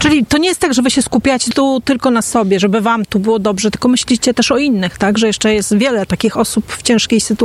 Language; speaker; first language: Polish; native; Polish